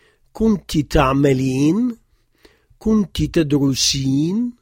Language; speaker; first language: Arabic; non-native, fluent; French